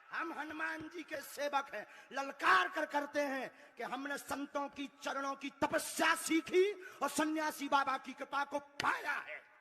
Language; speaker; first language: Hindi; native; Hindi